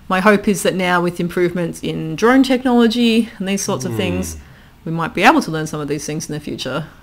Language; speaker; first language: English; native; English